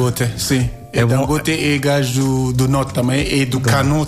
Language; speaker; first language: Portuguese; non-native, learner; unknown